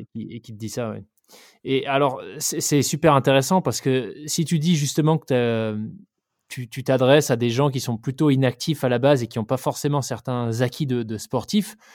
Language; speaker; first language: French; native; French